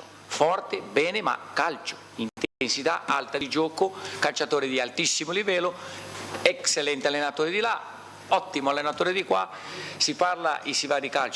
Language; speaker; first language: Italian; non-native, fluent; Portuguese